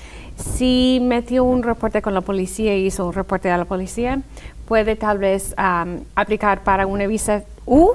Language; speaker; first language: Spanish; non-native, fluent; English